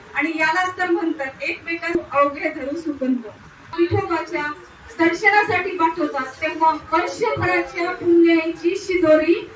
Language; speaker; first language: Marathi; native; Marathi